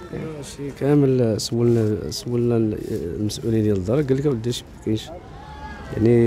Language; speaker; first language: Arabic; native; Arabic